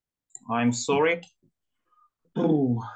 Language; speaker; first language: English; non-native, learner; Ukrainian